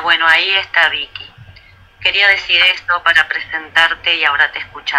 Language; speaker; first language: Spanish; native; Spanish